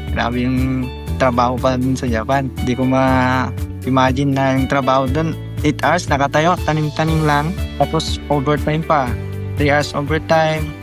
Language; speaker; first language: Filipino; non-native, local second language; Iloko